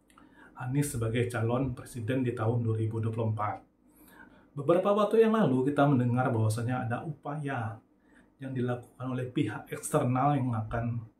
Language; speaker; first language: Indonesian; native; Indonesian